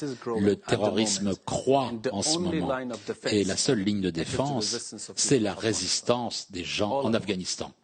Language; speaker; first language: French; non-native, fluent; Persian